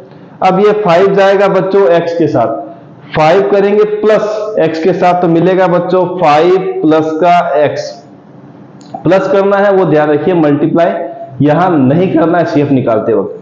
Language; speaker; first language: Hindi; native; Hindi